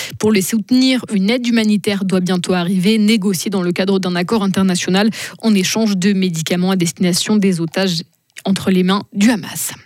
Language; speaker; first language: French; native; French